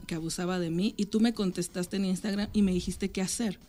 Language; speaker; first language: Spanish; native; Spanish